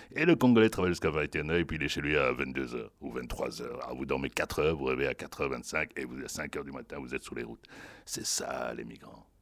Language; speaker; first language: French; non-native, local second language; Lingala